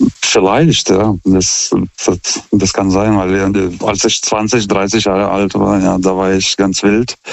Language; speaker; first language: German; non-native, fluent; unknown